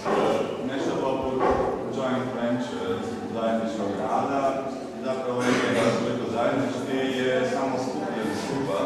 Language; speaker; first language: Croatian; native; Croatian